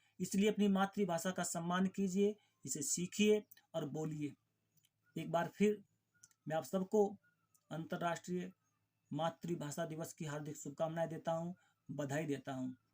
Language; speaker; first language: Hindi; native; Hindi